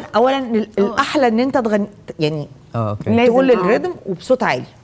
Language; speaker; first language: Arabic; native; Arabic